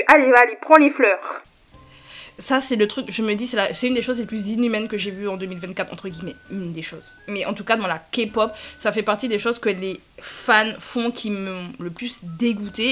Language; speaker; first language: French; native; French